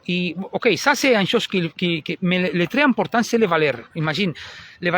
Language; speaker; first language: French; non-native, learner; Spanish